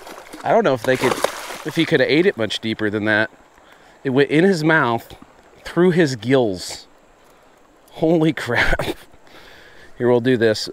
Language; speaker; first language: English; native; English